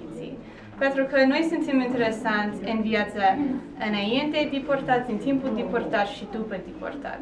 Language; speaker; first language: Romanian; non-native, learner; English